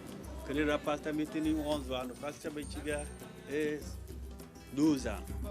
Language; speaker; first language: Portuguese; non-native, learner; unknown